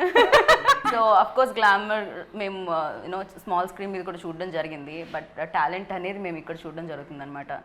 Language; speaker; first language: Telugu; native; Telugu